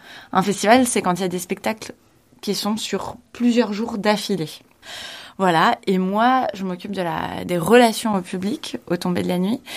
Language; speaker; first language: French; native; French